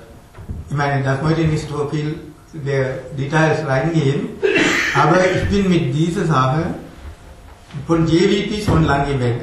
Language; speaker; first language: German; non-native, fluent; Tamil